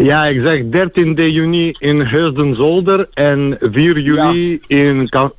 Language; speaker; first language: Dutch; non-native, learner; Ukrainian